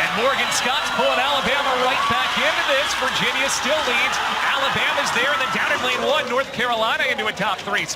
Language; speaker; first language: English; native; English